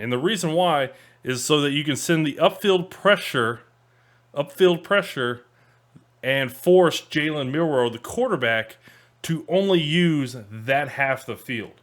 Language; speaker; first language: English; native; English